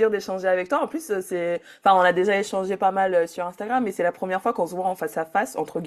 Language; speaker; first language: French; native; French